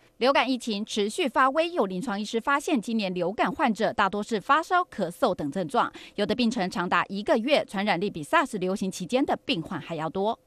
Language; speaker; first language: Chinese; native; Chinese